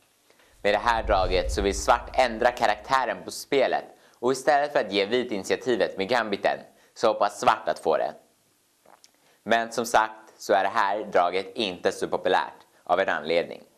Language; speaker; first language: Swedish; native; Swedish